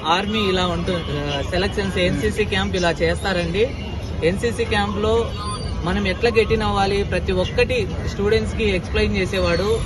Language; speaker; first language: Telugu; native; Telugu